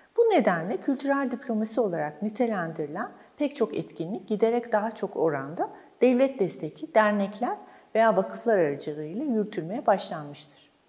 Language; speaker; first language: Turkish; native; Turkish